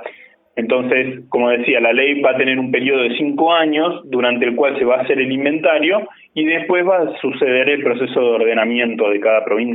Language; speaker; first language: Spanish; native; Spanish